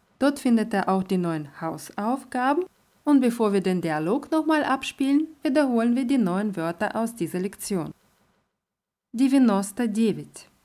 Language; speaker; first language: German; non-native, fluent; Russian